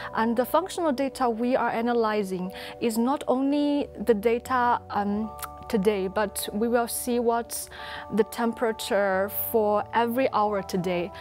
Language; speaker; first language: English; non-native, fluent; Chinese